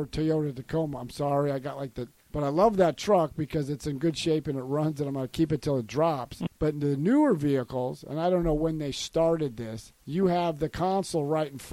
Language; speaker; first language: English; native; English